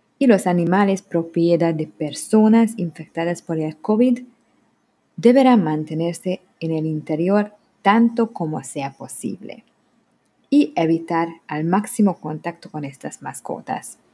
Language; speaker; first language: Spanish; non-native, learner; Hungarian